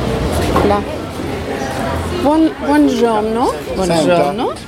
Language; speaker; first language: French; non-native, fluent; Spanish